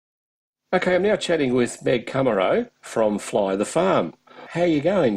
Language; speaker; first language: English; native; English